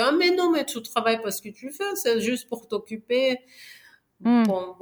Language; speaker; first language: French; non-native, fluent; Portuguese